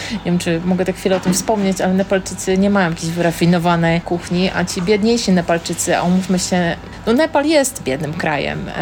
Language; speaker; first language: Polish; native; Polish